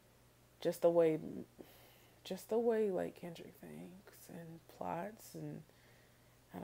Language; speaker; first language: English; native; English